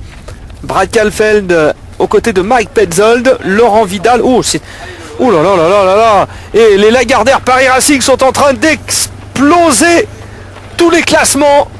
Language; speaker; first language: French; native; French